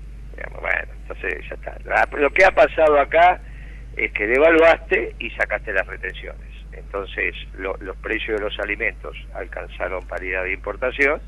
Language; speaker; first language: Spanish; native; Spanish